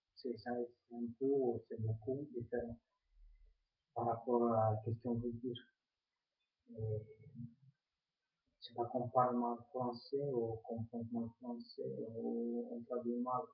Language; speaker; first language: French; non-native, fluent; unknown